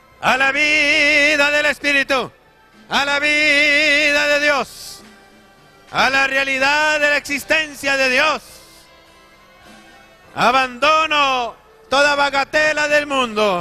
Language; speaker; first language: Spanish; native; Spanish